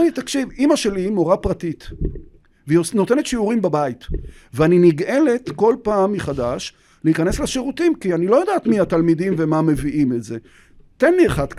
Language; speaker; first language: Hebrew; native; Hebrew